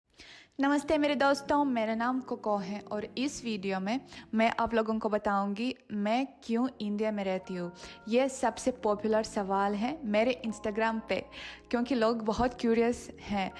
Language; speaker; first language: Hindi; non-native, fluent; Russian